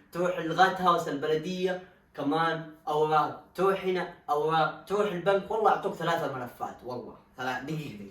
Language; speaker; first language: Arabic; native; Arabic